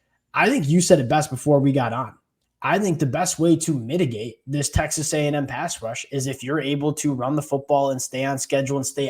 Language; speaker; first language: English; native; English